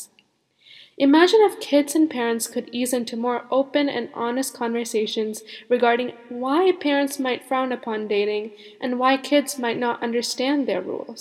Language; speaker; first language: English; early bilingual, other home language; Malayalam